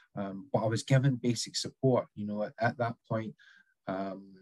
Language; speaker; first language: English; native; English